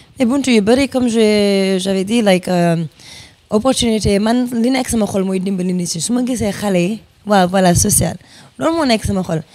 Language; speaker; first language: Wolof; early bilingual, heritage; Fula